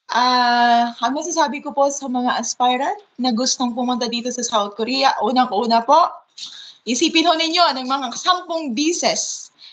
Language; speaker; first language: Filipino; non-native, local second language; Hiligaynon